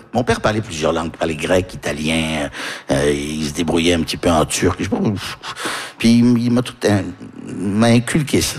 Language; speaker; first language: French; early bilingual, other home language; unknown